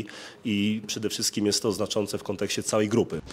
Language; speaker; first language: Polish; native; Polish